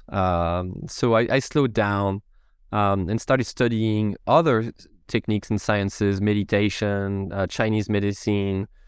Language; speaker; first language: English; non-native, fluent; French